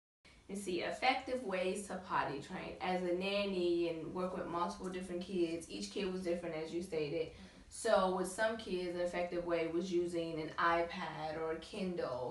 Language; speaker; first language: English; native; English